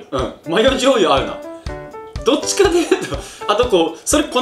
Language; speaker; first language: Japanese; native; Japanese